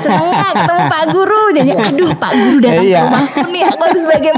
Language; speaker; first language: Indonesian; native; Indonesian